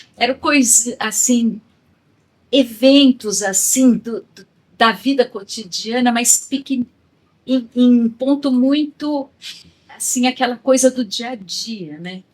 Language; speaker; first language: Portuguese; native; Portuguese